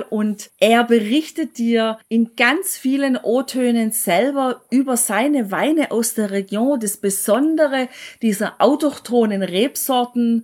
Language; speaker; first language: German; native; German